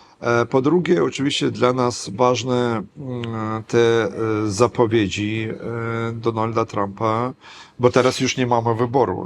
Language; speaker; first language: Polish; non-native, fluent; Ukrainian